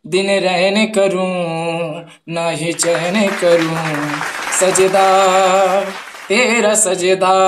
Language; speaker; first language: Hindi; native; Hindi